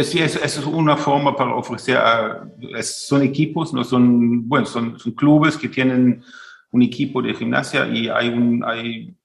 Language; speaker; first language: Spanish; non-native, fluent; German